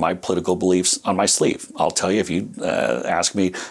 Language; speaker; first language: English; native; English